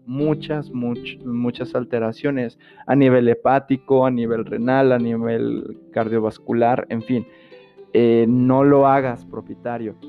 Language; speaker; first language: Spanish; native; Spanish